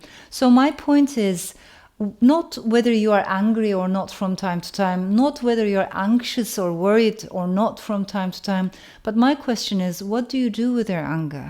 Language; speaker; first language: English; non-native, fluent; Turkish